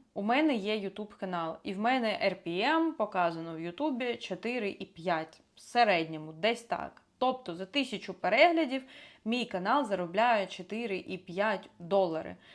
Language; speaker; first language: Ukrainian; non-native, local second language; Russian